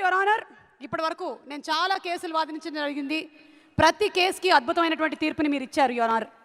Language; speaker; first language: Telugu; native; Telugu